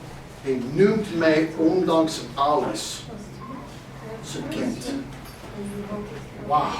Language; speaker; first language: Dutch; non-native, fluent; English